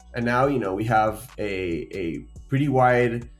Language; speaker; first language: English; native; English